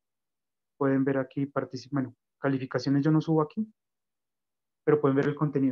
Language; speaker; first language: Spanish; native; Spanish